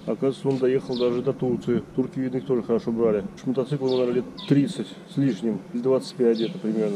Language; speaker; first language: Russian; native; Russian